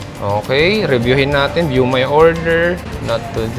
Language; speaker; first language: English; non-native, local second language; Filipino